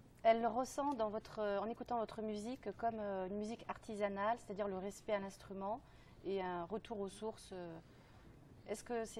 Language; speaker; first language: French; non-native, fluent; Spanish